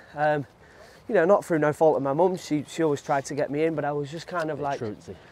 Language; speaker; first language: English; native; English